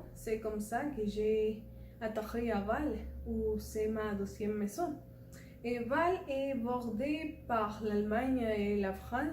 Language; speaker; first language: French; non-native, learner; Spanish